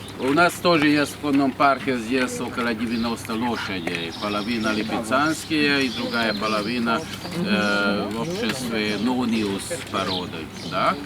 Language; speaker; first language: Russian; non-native, learner; Hungarian